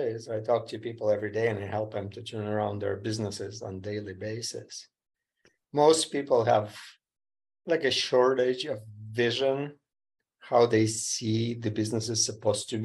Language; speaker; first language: English; non-native, fluent; Ukrainian